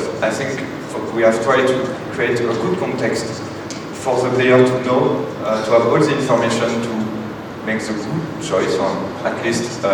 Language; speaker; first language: English; non-native, fluent; French